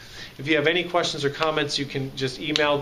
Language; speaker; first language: English; native; English